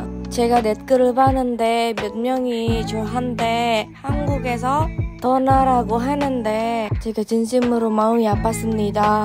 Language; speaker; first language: Korean; non-native, fluent; Indonesian